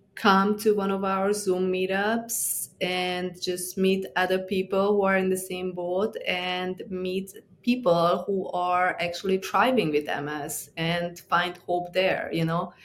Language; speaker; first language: English; non-native, fluent; Romanian